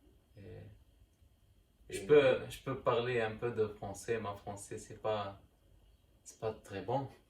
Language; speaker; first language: French; non-native, learner; German